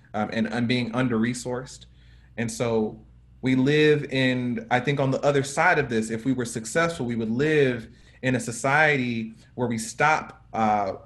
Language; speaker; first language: English; native; English